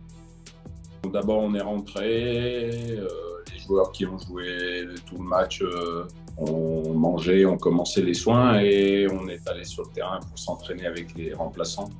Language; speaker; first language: French; native; French